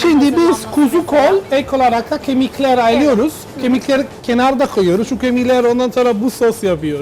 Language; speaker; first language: Turkish; non-native, learner; Italian